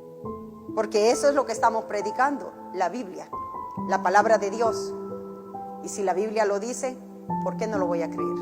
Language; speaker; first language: Spanish; native; Spanish